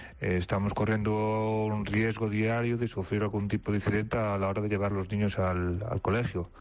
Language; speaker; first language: Spanish; native; Spanish